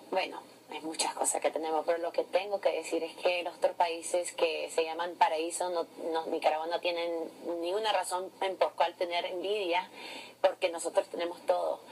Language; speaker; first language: Spanish; early bilingual, heritage; English